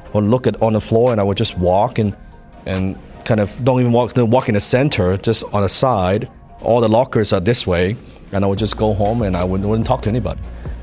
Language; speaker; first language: English; non-native, local second language; Cantonese